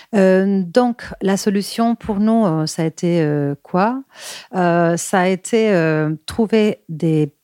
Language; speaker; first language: French; non-native, fluent; Spanish